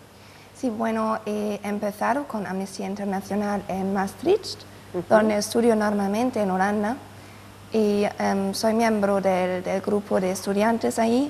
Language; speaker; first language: Spanish; non-native, fluent; German